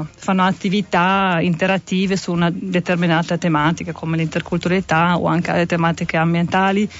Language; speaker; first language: Italian; non-native, fluent; German